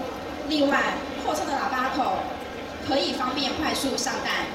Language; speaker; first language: Chinese; native; Chinese